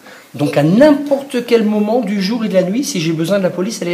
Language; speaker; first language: French; native; French